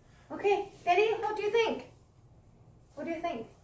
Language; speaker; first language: English; early bilingual, other home language; Chinese